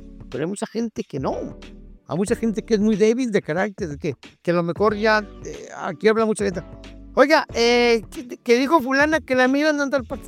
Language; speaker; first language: Spanish; native; Spanish